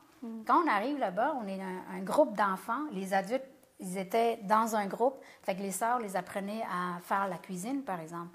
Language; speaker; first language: French; early bilingual, other home language; Khmer